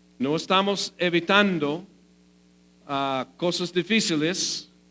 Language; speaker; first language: Spanish; non-native, fluent; English